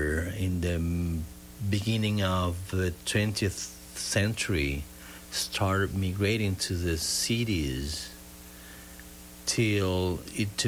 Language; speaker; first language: English; non-native, fluent; Spanish